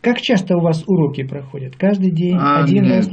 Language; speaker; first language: Russian; native; Russian